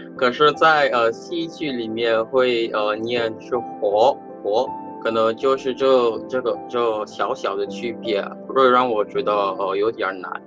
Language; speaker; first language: Chinese; non-native, fluent; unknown